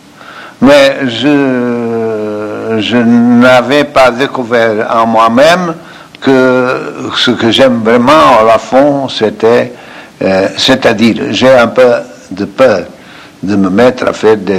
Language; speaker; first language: French; non-native, fluent; Portuguese